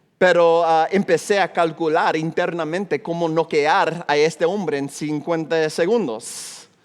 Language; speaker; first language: Spanish; non-native, fluent; English